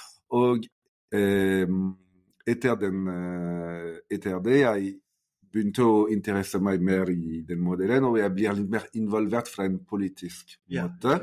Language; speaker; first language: Norwegian; non-native, fluent; French